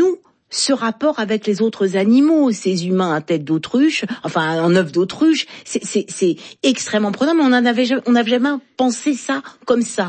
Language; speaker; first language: French; native; French